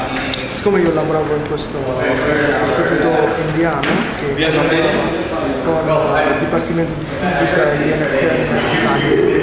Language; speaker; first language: Italian; non-native, fluent; Bangla